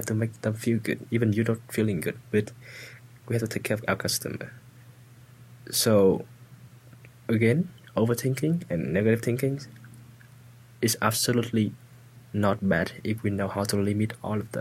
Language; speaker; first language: English; non-native, fluent; Vietnamese